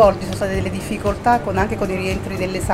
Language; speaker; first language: Italian; native; Italian